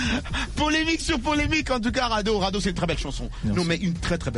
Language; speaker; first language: French; non-native, local second language; Lingala